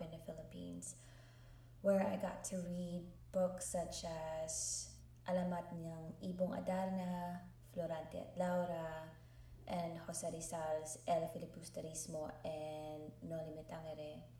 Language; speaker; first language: English; non-native, local second language; Hiligaynon